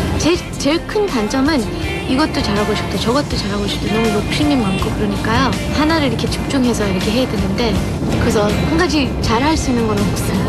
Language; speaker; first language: Korean; early bilingual, heritage; Korean